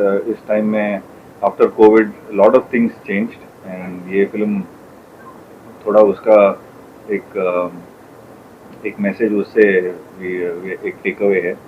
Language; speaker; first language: Hindi; non-native, local second language; Tamil